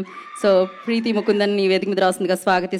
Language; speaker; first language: Telugu; native; Telugu